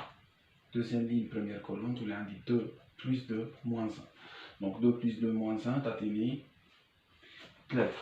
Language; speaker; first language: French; non-native, local second language; Arabic